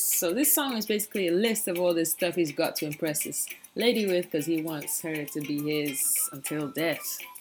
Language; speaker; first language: English; native; English